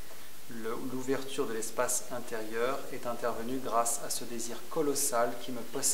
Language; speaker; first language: French; native; French